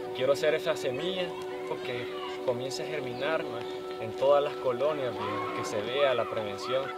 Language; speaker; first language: Spanish; native; Spanish